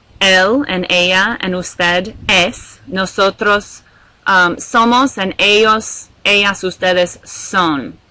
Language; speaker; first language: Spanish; non-native, fluent; English